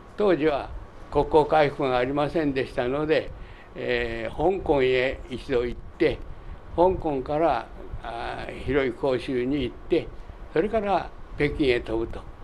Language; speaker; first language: Japanese; native; Japanese